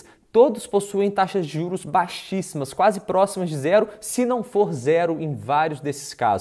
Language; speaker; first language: Portuguese; native; Portuguese